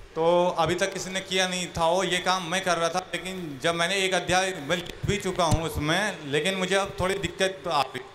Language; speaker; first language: Hindi; native; Hindi